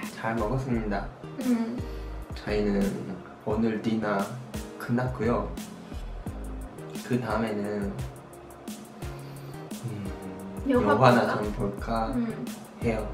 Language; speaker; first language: Korean; non-native, learner; Japanese